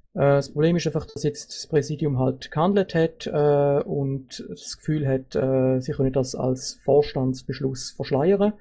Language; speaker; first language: German; native; German